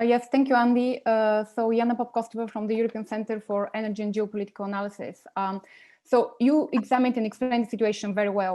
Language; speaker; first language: English; non-native, fluent; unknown